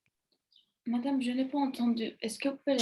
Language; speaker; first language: French; non-native, learner; Turkish